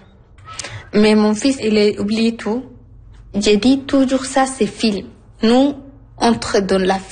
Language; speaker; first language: French; non-native, learner; Arabic